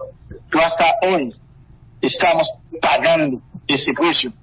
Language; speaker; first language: Spanish; non-native, fluent; Haitian Creole